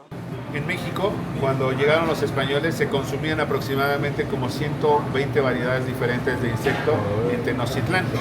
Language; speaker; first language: Spanish; native; Spanish